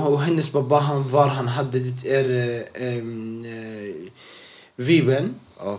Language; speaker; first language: Swedish; non-native, local second language; Arabic